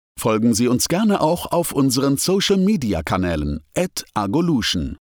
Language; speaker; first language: German; native; German